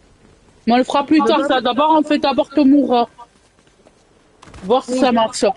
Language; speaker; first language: French; native; French